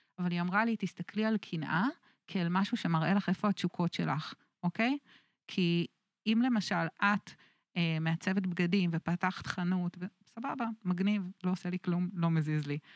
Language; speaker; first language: Hebrew; native; Hebrew